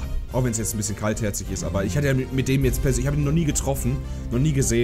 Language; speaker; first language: German; native; German